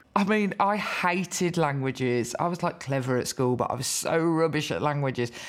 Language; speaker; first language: English; native; English